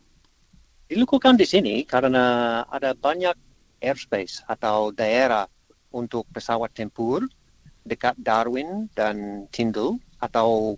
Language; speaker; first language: Indonesian; non-native, learner; English